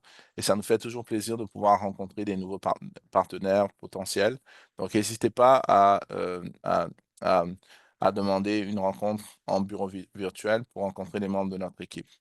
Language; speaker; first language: French; native; French